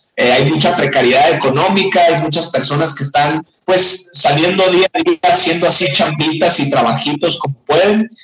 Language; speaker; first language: Spanish; native; Spanish